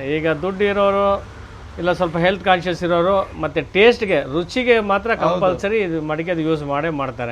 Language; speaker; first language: Kannada; non-native, local second language; Tamil